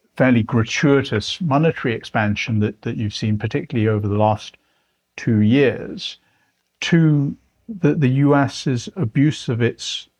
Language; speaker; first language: English; native; English